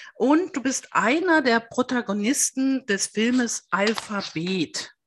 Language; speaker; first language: German; native; German